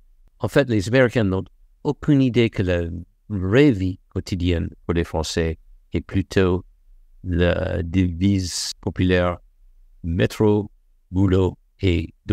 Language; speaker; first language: French; non-native, fluent; English